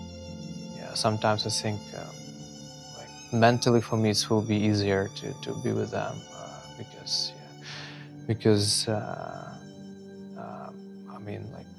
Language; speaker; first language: English; non-native, fluent; Ukrainian